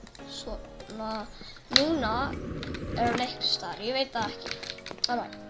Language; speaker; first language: Icelandic; non-native, learner; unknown